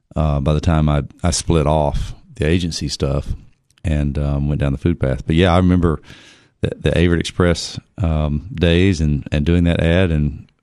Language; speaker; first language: English; native; English